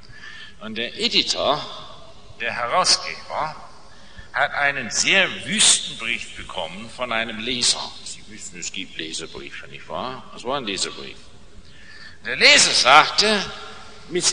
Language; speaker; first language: German; non-native, fluent; English